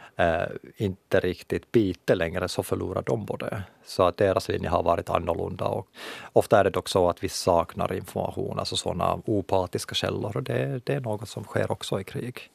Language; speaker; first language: Swedish; non-native, local second language; Finnish